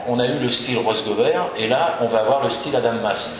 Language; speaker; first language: French; native; French